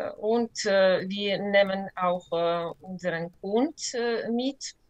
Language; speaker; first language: German; non-native, learner; Ukrainian